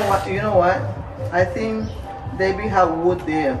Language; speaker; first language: English; non-native, learner; Spanish